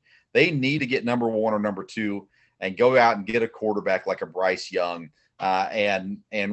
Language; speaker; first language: English; native; English